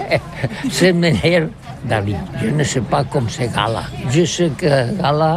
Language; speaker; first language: French; non-native, learner; Catalan